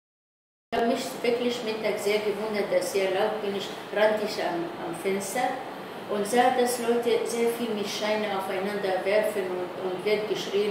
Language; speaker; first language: German; non-native, fluent; Arabic